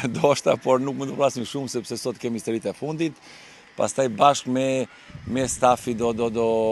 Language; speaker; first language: Albanian; non-native, learner; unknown